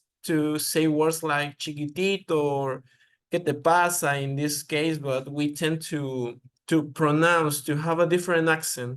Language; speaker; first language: English; non-native, learner; Spanish